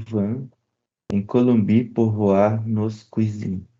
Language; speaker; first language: French; non-native, learner; Portuguese